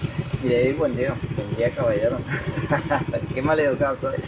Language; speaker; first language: Spanish; non-native, fluent; Portuguese